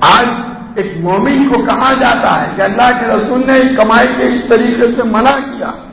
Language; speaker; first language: Urdu; non-native, local second language; Gujarati